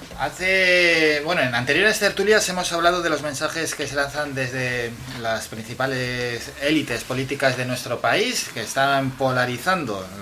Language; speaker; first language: Spanish; native; Spanish